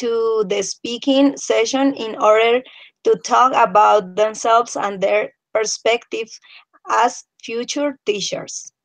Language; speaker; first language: English; non-native, learner; Spanish